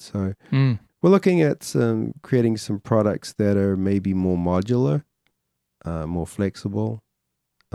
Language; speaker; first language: English; native; English